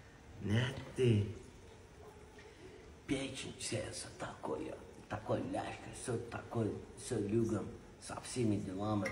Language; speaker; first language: Russian; non-native, learner; Turkmen